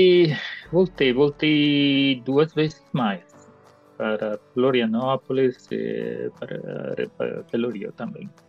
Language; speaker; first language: Portuguese; non-native, fluent; Italian